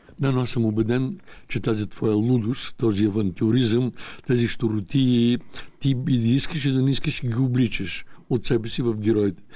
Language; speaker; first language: Bulgarian; native; Bulgarian